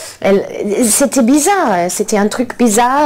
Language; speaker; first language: French; non-native, learner; English